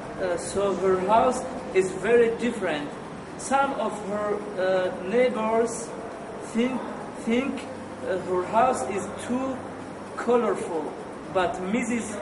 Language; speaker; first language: English; non-native, learner; Arabic